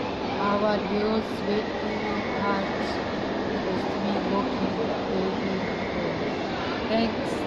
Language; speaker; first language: English; non-native, learner; Turkish